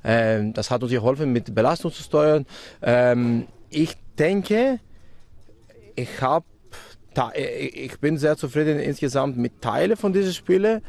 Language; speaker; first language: German; non-native, fluent; Greek